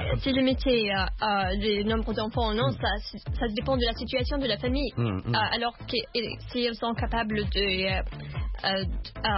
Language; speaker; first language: French; non-native, learner; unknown